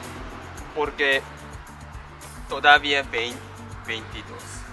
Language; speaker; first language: Spanish; non-native, learner; Japanese